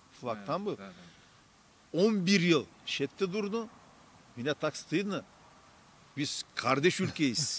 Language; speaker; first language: Russian; non-native, learner; Turkish